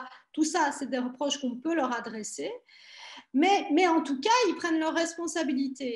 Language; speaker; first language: French; native; French